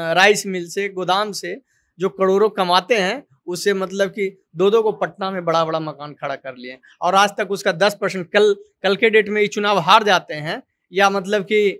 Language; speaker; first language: Hindi; native; Hindi